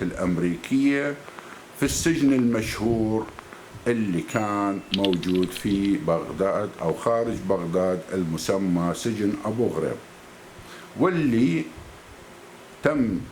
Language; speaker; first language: Arabic; native; Arabic